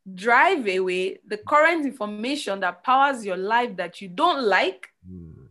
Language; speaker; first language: English; non-native, local second language; Igbo